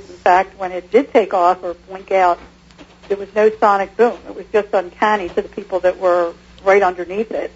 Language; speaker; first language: English; native; English